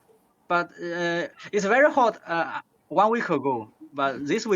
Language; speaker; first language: English; non-native, learner; Chinese